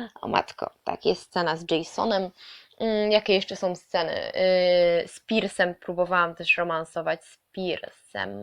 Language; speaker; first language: Polish; native; Polish